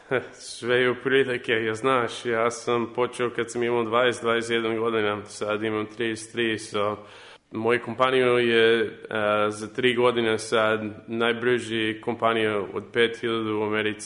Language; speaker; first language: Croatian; early bilingual, heritage; Serbian